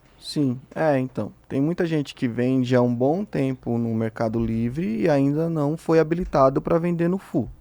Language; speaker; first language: Portuguese; native; Portuguese